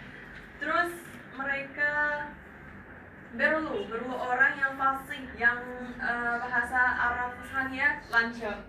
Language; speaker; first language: Indonesian; non-native, fluent; Arabic